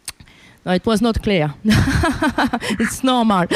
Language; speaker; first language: English; non-native, learner; Italian